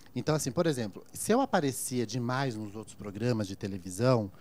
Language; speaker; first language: Portuguese; native; Portuguese